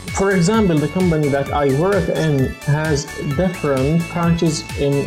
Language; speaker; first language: English; non-native, fluent; Arabic